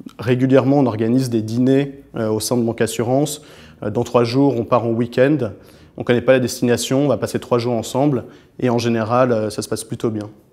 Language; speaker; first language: French; native; French